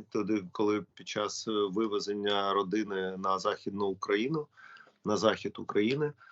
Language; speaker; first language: Ukrainian; non-native, local second language; Russian